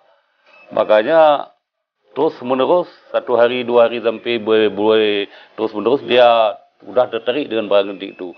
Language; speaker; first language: Indonesian; non-native, local second language; Achinese